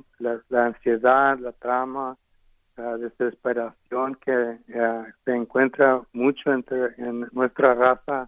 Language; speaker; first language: Spanish; early bilingual, heritage; Spanish